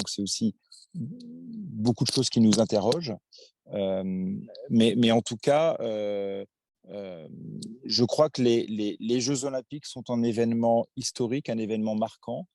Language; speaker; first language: French; native; French